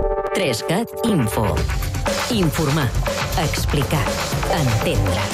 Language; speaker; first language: Catalan; native; Catalan